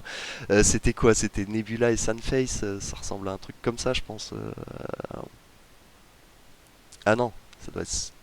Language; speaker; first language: French; native; French